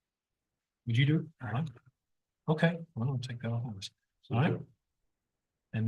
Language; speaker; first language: English; native; English